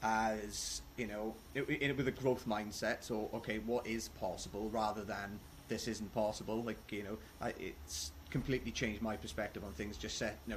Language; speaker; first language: English; native; English